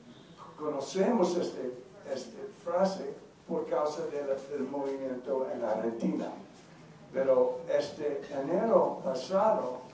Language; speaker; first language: Spanish; non-native, learner; English